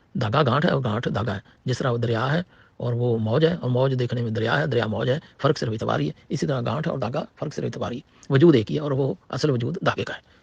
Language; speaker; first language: Urdu; non-native, local second language; Punjabi